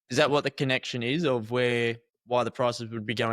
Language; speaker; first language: English; native; English